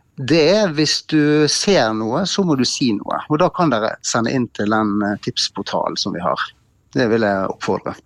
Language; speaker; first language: Norwegian; native; Norwegian